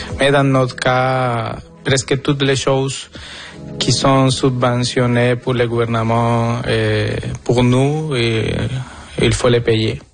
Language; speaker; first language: French; non-native, fluent; Spanish